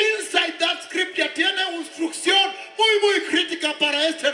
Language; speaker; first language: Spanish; non-native, learner; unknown